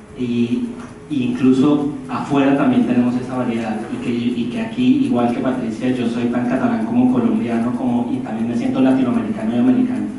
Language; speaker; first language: Spanish; native; Spanish